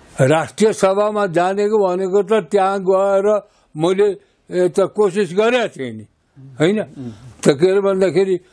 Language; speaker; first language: Nepali; native; Nepali